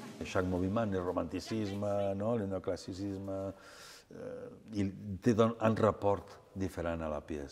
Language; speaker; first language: French; non-native, fluent; Catalan